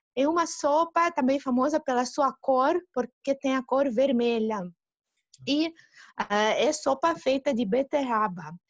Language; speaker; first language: Portuguese; non-native, fluent; Russian